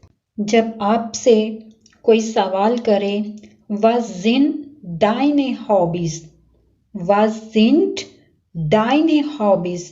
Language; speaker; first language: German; non-native, fluent; Urdu